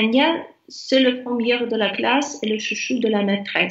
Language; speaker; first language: French; non-native, learner; Russian